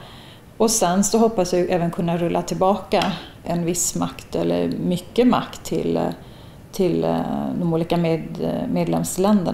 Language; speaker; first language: Swedish; native; Swedish